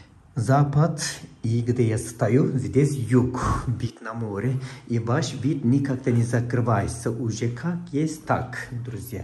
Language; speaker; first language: Russian; non-native, fluent; Turkish